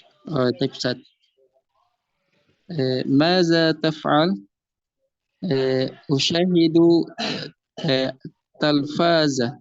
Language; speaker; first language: Arabic; non-native, learner; Indonesian